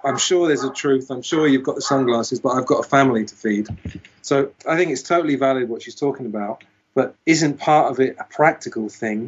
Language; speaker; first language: English; native; English